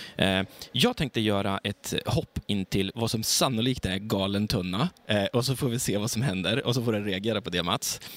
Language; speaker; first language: Swedish; native; Swedish